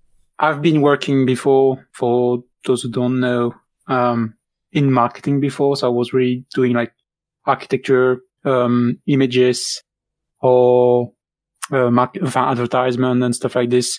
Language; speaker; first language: English; non-native, fluent; French